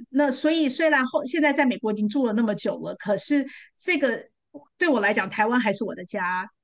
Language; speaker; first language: Chinese; native; Chinese